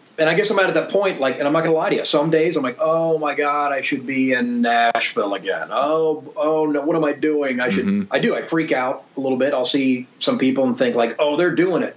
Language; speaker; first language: English; native; English